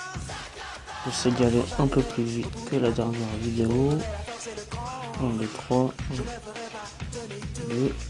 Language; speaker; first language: French; native; French